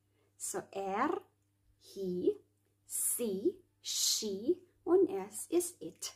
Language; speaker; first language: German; non-native, learner; Filipino